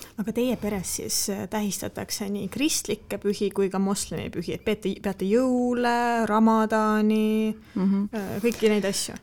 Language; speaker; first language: Estonian; native; Estonian